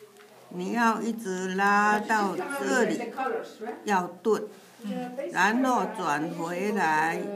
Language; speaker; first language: Chinese; native; Chinese